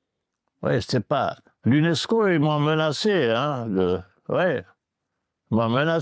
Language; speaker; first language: French; non-native, local second language; Arabic